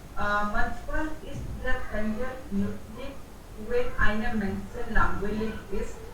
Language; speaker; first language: German; non-native, learner; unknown